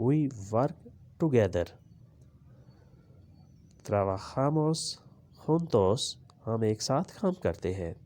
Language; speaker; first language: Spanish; non-native, learner; Urdu